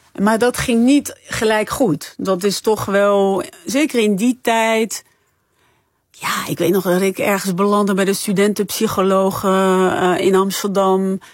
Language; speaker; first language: Dutch; early bilingual, other home language; French